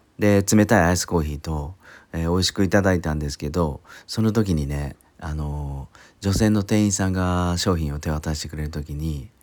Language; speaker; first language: Japanese; native; Japanese